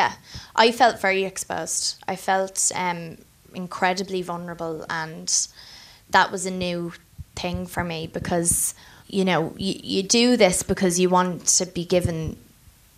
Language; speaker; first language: English; native; English